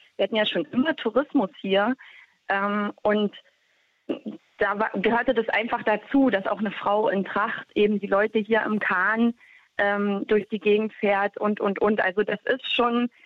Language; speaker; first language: German; native; German